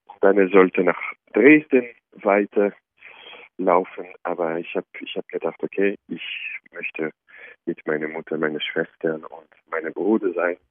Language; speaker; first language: German; non-native, fluent; French